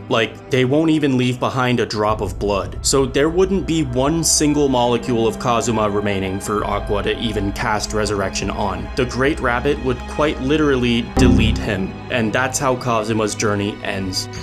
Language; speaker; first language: English; native; English